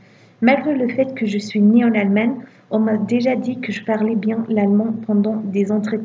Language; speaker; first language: French; non-native, fluent; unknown